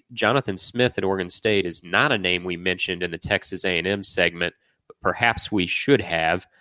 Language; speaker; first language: English; native; English